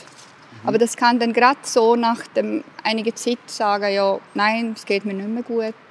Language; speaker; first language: German; non-native, fluent; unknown